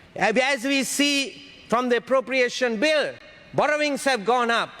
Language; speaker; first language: English; non-native, local second language; Sinhala